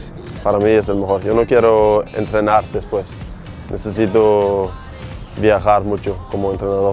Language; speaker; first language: Spanish; non-native, learner; Danish